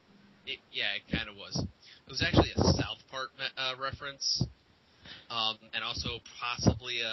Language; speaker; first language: English; native; English